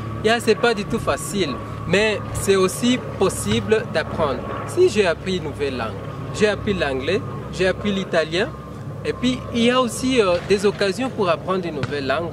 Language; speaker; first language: French; non-native, local second language; Swahili